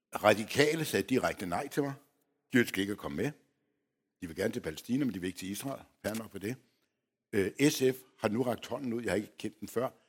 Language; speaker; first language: Danish; early bilingual, other home language; Polish